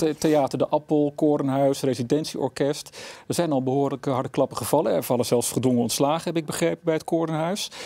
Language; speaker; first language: Dutch; native; Dutch